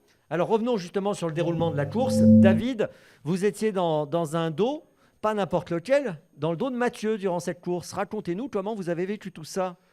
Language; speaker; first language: French; native; French